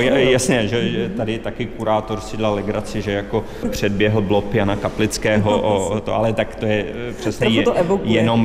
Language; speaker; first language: Czech; native; Czech